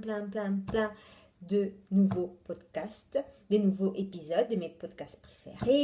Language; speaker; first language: French; non-native, fluent; Italian